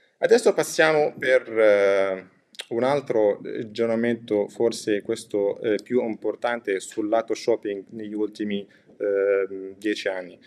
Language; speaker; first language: Italian; non-native, fluent; Arabic